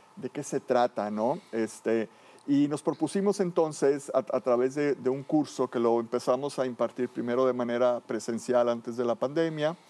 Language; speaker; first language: Spanish; native; Spanish